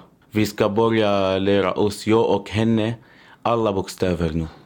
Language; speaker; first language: Swedish; non-native, learner; Arabic